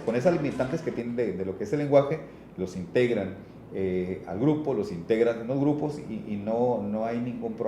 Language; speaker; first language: Spanish; native; Spanish